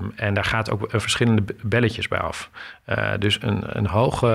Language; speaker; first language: Dutch; native; Dutch